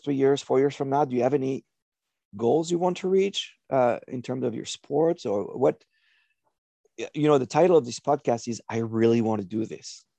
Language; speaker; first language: English; non-native, fluent; French